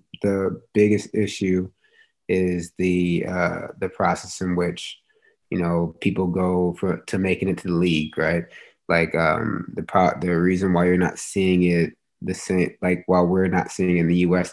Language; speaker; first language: English; native; English